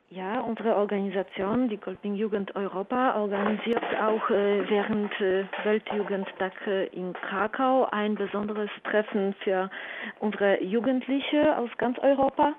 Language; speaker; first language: German; non-native, fluent; Polish